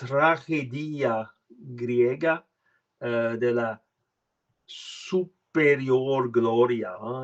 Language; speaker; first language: Spanish; non-native, learner; French